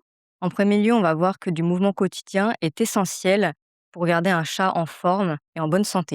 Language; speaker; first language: French; native; French